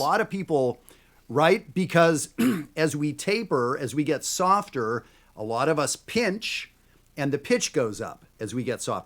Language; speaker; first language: English; native; English